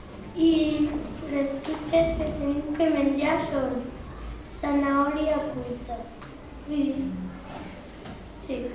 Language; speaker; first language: Catalan; non-native, local second language; Spanish